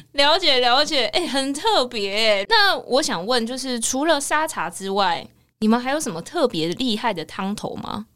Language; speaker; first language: Chinese; native; Chinese